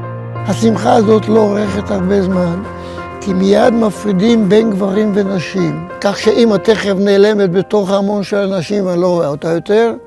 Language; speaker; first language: Hebrew; non-native, fluent; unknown